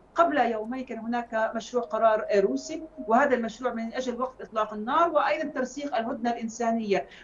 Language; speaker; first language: Arabic; native; Arabic